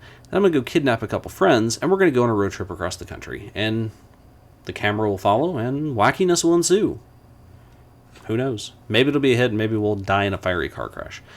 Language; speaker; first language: English; native; English